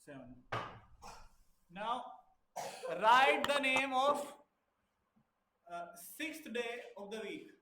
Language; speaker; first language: English; non-native, local second language; Hindi